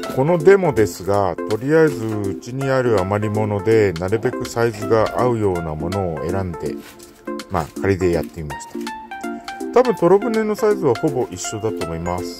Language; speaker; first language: Japanese; native; Japanese